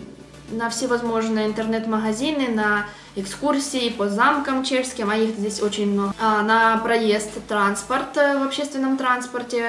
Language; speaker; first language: Russian; native; Russian